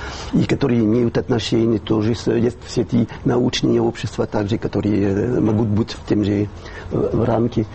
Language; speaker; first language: Russian; non-native, fluent; French